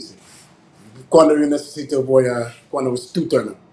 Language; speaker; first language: Spanish; non-native, learner; English